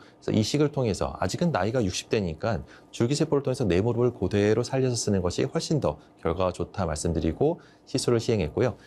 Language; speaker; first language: Korean; native; Korean